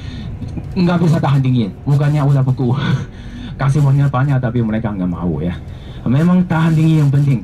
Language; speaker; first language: Indonesian; non-native, fluent; Chinese